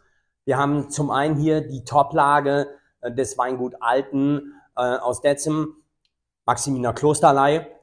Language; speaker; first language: German; native; German